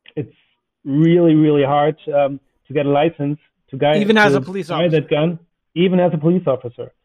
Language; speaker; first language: English; non-native, fluent; German